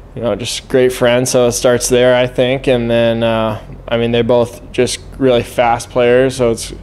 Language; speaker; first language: English; native; English